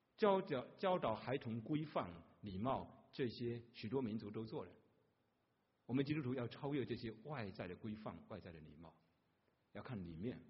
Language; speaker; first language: Chinese; non-native, local second language; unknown